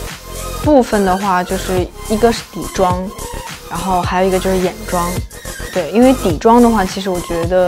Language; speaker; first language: Chinese; native; Chinese